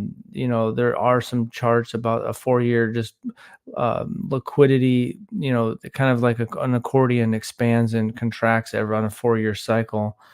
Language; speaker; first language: English; native; English